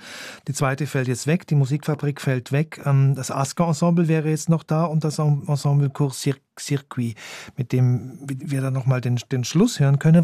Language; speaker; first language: German; native; German